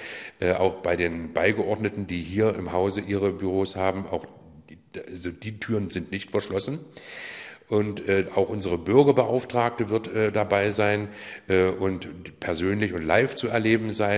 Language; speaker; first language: German; native; German